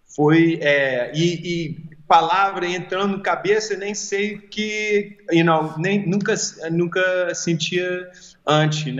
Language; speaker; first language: Portuguese; early bilingual, heritage; English